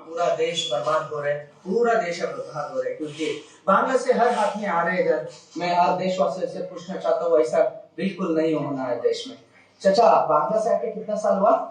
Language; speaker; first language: Hindi; non-native, local second language; Kannada